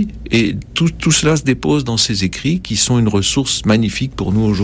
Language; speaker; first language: French; native; French